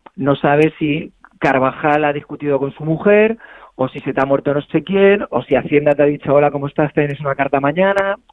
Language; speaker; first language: Spanish; native; Spanish